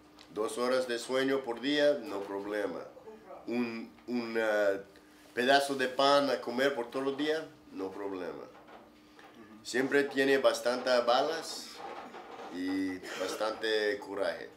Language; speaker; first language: Spanish; non-native, learner; English